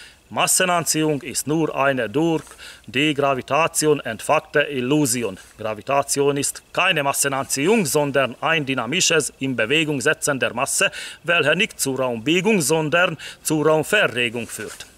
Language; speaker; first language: German; non-native, fluent; Hungarian